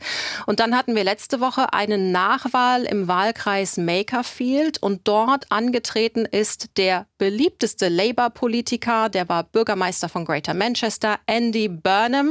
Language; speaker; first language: German; native; German